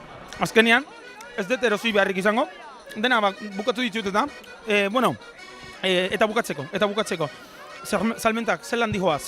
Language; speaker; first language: Basque; native; Basque